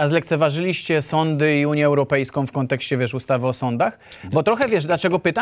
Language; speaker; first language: Polish; native; Polish